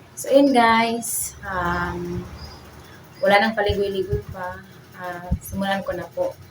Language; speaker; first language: Filipino; non-native, local second language; Cebuano